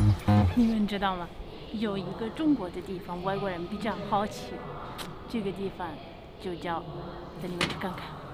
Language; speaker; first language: Chinese; non-native, fluent; Italian